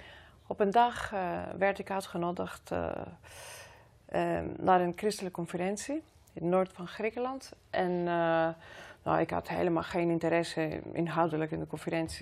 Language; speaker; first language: Dutch; non-native, fluent; Greek